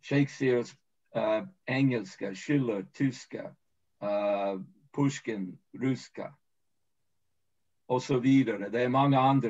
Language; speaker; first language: Swedish; non-native, fluent; English